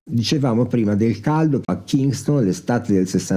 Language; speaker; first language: Italian; native; Italian